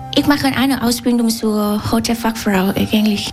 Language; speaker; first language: German; non-native, learner; Vietnamese